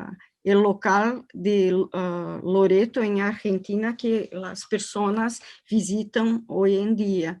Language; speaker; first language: Spanish; non-native, learner; Portuguese